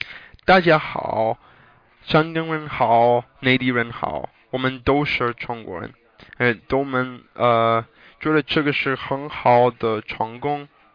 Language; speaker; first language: Chinese; non-native, learner; English